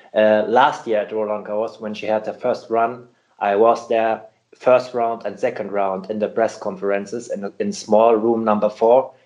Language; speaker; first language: English; non-native, fluent; German